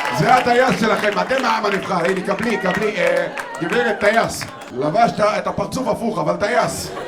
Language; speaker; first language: Hebrew; non-native, local second language; Arabic